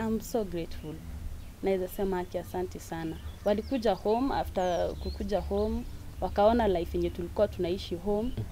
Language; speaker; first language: Swahili; non-native, local second language; Kalenjin